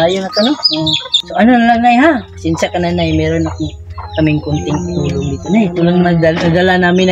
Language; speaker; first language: Filipino; non-native, local second language; Cebuano